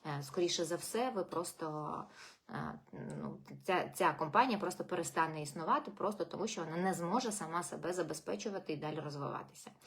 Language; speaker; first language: Ukrainian; non-native, local second language; Russian